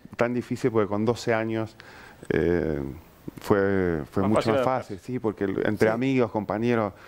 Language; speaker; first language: Spanish; early bilingual, other home language; Ukrainian